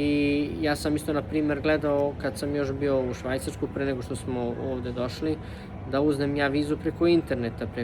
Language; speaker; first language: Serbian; early bilingual, heritage; Serbian